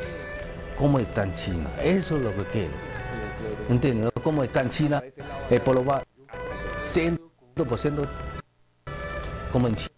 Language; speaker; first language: Spanish; non-native, learner; Cantonese